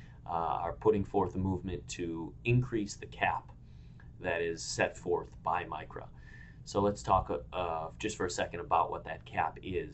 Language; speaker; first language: English; native; English